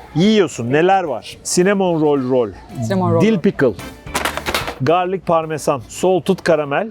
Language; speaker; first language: Turkish; native; Turkish